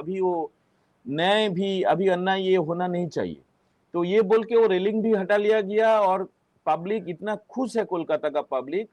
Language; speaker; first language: Hindi; non-native, local second language; Bangla